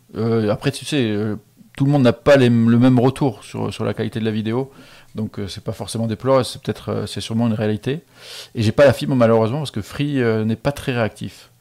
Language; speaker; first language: French; native; French